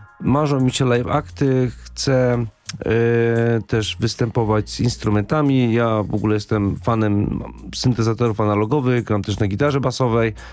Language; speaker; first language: Polish; native; Polish